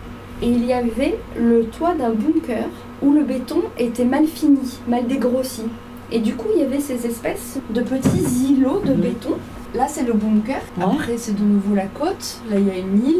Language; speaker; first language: French; native; French